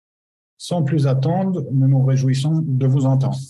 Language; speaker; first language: French; native; French